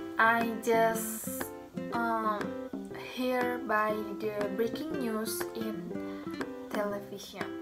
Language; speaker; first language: English; non-native, learner; Indonesian